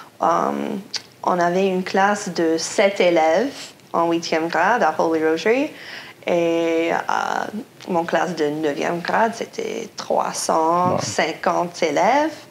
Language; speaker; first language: French; non-native, local second language; English